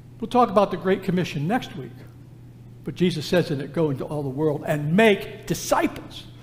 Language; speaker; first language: English; native; English